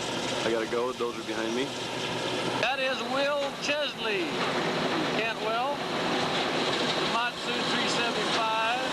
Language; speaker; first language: English; native; English